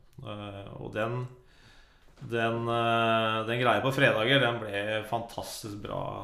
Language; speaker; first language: Norwegian; native; Norwegian